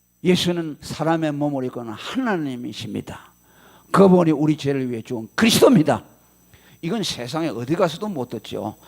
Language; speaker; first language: Korean; native; Korean